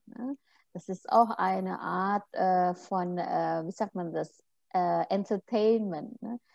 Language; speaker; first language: German; non-native, fluent; Indonesian